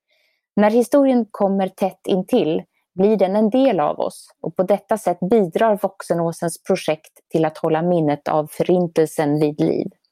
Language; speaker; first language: Swedish; native; Swedish